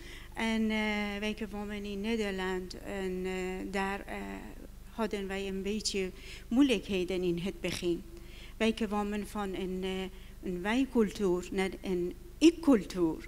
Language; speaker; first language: Dutch; non-native, learner; Persian